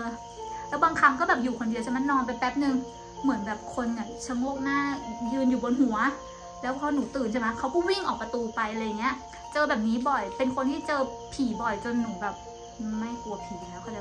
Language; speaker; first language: Thai; native; Thai